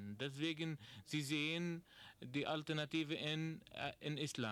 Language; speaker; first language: German; non-native, learner; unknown